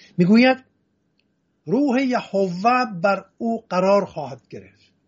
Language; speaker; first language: Persian; non-native, local second language; Assyrian Neo-Aramaic